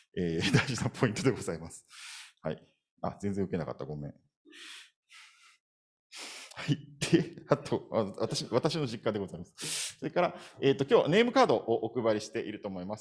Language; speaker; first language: Japanese; native; Japanese